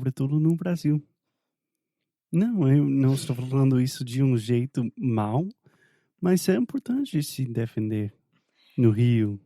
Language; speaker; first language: Portuguese; non-native, fluent; English